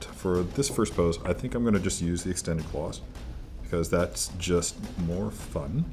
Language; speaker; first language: English; native; English